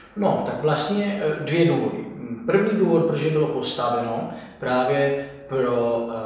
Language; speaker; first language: Czech; non-native, fluent; Italian